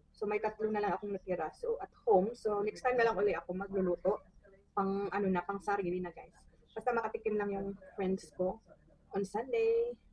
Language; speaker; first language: Filipino; non-native, local second language; Cebuano